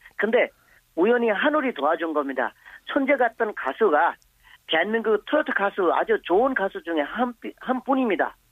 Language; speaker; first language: Korean; non-native, fluent; Bangla